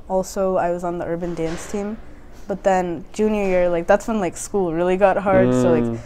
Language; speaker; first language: English; native; English